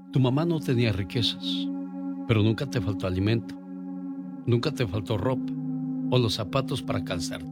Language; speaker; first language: Spanish; native; Spanish